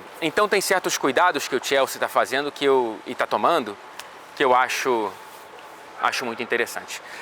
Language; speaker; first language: Portuguese; native; Portuguese